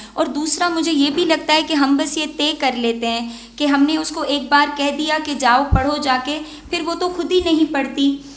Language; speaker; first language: Urdu; non-native, local second language; Sindhi